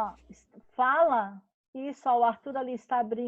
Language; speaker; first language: Portuguese; native; Portuguese